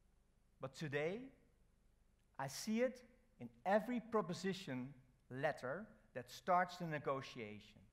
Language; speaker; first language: English; non-native, fluent; Dutch